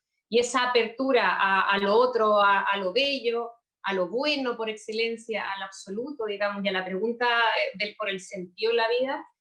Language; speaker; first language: Spanish; native; Spanish